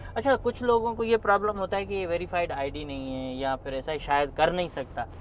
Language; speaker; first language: Urdu; non-native, local second language; Sindhi